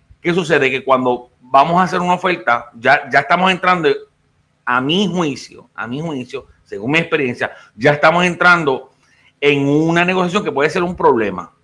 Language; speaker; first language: Spanish; native; Spanish